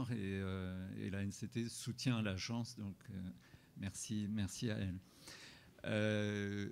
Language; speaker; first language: French; native; French